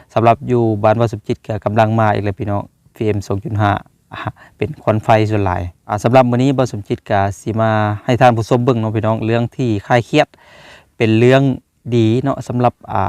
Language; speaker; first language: Thai; native; Thai